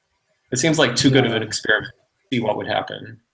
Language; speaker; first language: English; native; English